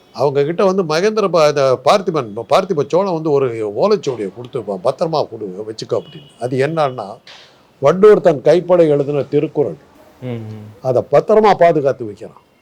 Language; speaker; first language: Tamil; non-native, local second language; Telugu